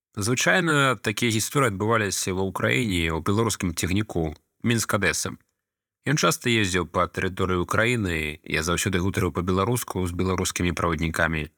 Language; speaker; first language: Belarusian; non-native, fluent; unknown